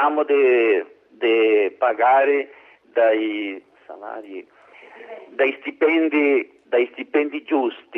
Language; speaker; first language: Italian; non-native, learner; Portuguese